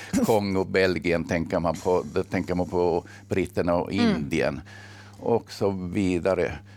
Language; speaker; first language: Swedish; early bilingual, other home language; Finnish